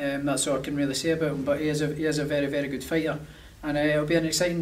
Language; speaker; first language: English; native; English